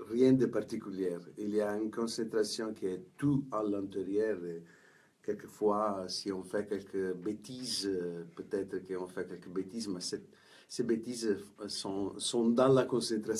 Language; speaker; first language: French; non-native, fluent; Italian